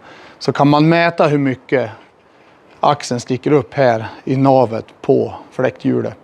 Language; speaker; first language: Swedish; native; Swedish